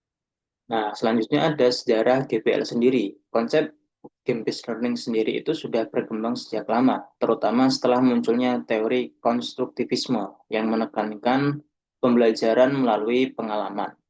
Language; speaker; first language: Indonesian; native; Indonesian